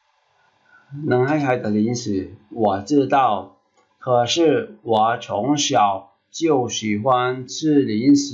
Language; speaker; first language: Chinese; non-native, fluent; Khmer